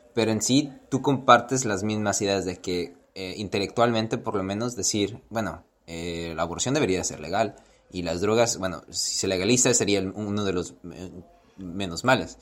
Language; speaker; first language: Spanish; early bilingual, heritage; Spanish